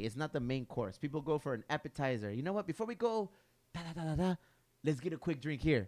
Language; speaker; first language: English; early bilingual, other home language; Spanish